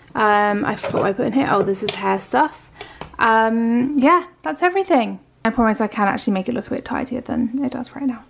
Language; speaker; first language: English; native; English